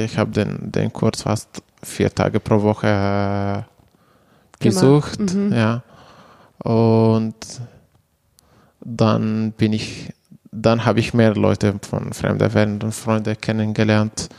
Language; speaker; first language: German; non-native, learner; Arabic